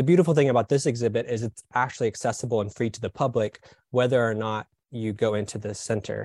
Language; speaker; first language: English; native; English